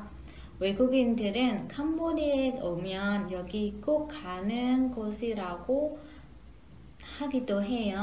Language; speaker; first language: Korean; non-native, fluent; Khmer